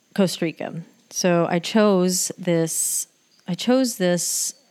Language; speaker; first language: English; native; English